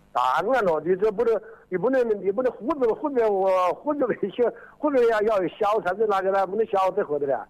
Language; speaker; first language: Chinese; native; Chinese